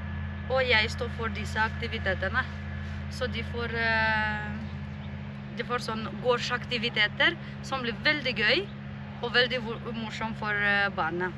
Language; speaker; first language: Norwegian; non-native, fluent; Romanian